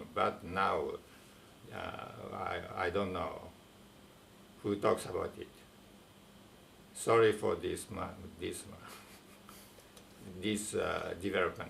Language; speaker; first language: English; non-native, fluent; Japanese